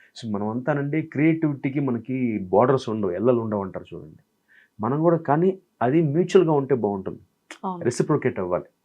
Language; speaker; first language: Telugu; native; Telugu